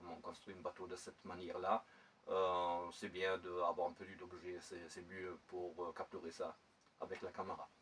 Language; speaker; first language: French; non-native, fluent; German